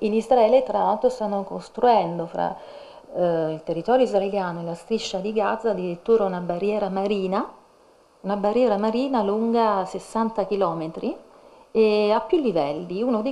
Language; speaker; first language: Italian; native; Italian